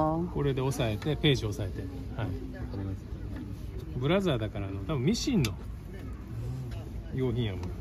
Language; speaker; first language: Japanese; native; Japanese